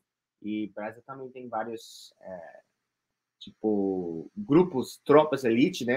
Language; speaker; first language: Portuguese; non-native, fluent; English